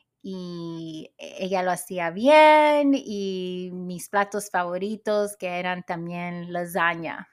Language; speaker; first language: Spanish; early bilingual, heritage; Spanish